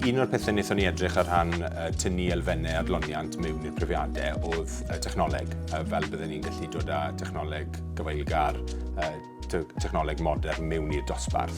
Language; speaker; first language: Welsh; native; Welsh